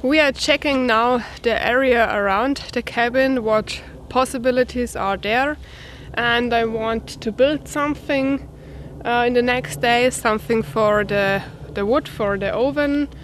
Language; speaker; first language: English; non-native, learner; German